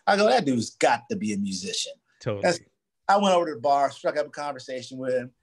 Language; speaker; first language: English; native; English